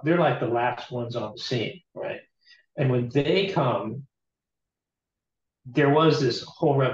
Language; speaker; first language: English; native; English